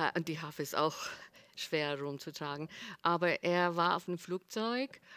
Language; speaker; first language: German; non-native, learner; English